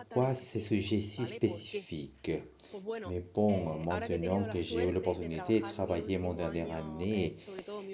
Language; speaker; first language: French; non-native, learner; Spanish